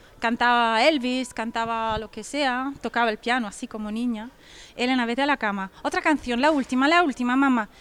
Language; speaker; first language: Spanish; non-native, fluent; Italian